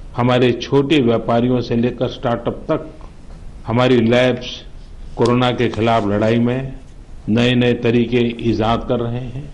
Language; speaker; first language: Hindi; non-native, local second language; Gujarati